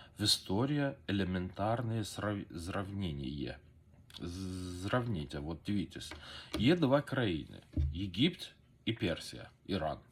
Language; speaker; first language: Ukrainian; non-native, learner; Persian